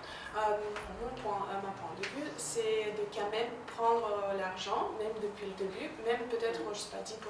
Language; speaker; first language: French; non-native, fluent; Russian